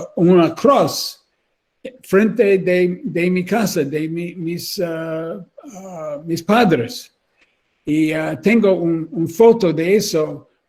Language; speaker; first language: Spanish; non-native, learner; English